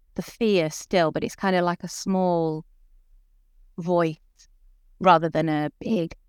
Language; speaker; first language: English; native; English